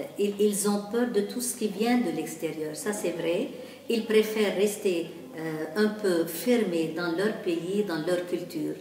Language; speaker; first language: French; non-native, local second language; Arabic